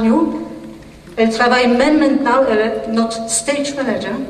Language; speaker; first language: French; non-native, fluent; Polish